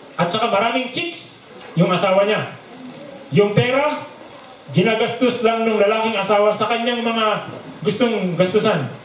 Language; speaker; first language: Filipino; non-native, local second language; Bikol